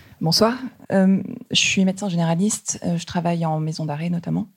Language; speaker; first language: French; native; French